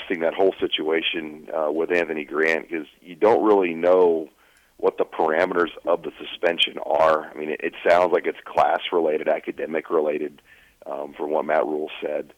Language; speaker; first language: English; native; English